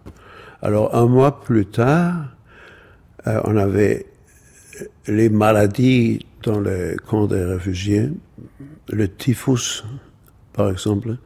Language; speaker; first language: French; non-native, fluent; German